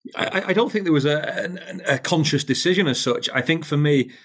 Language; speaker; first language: English; native; English